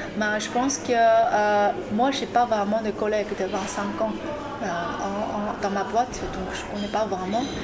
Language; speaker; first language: French; non-native, fluent; Chinese